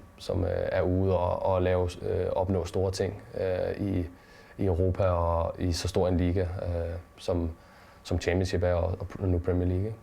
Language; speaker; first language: Danish; native; Danish